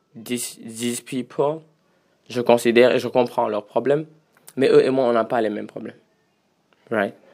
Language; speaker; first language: French; non-native, local second language; Wolof